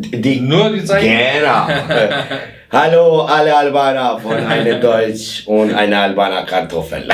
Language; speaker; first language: German; non-native, learner; Albanian